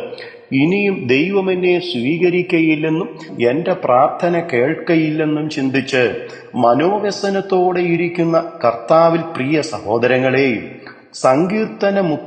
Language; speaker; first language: Malayalam; native; Malayalam